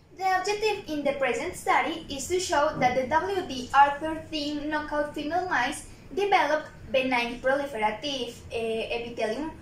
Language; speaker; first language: English; non-native, fluent; Spanish